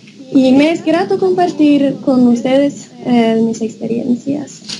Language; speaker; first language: Spanish; non-native, fluent; Norwegian